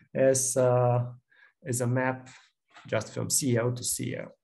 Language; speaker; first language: English; non-native, fluent; Bulgarian